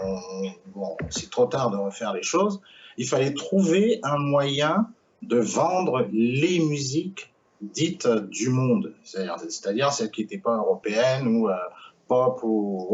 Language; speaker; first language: French; native; French